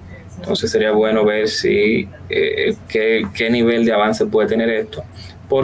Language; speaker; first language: Spanish; native; Spanish